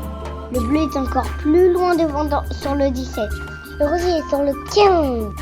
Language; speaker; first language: French; native; French